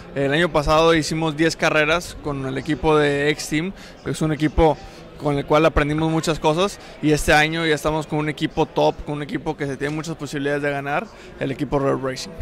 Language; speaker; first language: Spanish; native; Spanish